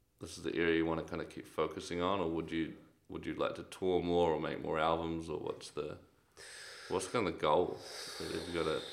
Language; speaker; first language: English; native; English